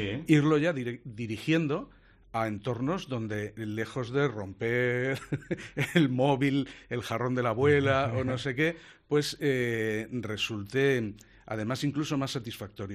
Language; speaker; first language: Spanish; native; Spanish